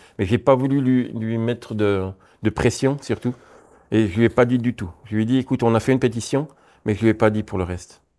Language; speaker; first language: French; native; French